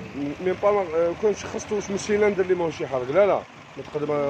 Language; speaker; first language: Arabic; native; Arabic